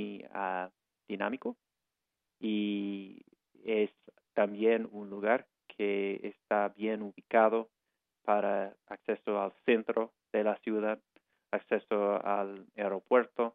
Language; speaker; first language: Spanish; non-native, fluent; English